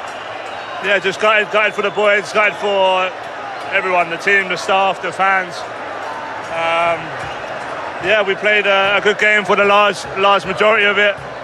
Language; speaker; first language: English; native; English